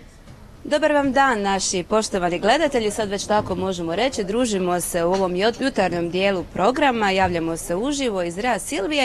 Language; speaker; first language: Croatian; native; Croatian